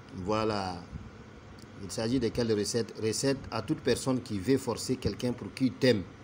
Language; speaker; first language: French; non-native, local second language; Bambara